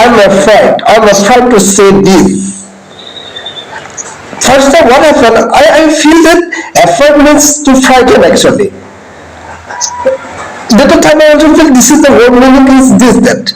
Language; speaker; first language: English; non-native, learner; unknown